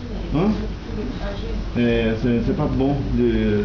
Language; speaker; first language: French; non-native, learner; Portuguese